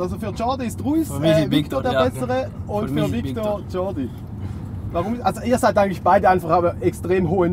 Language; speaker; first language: German; native; German